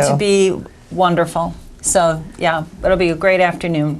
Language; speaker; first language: English; native; English